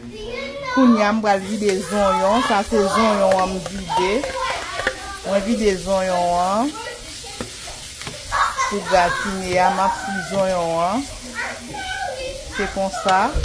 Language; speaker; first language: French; non-native, learner; Haitian Creole